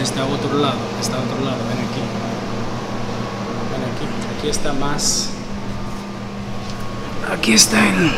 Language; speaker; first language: Spanish; non-native, fluent; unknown